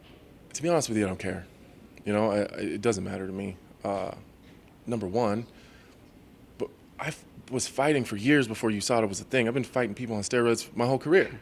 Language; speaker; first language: English; native; English